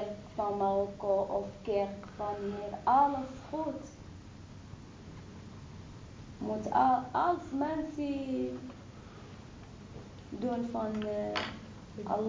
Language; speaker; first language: Dutch; non-native, learner; Arabic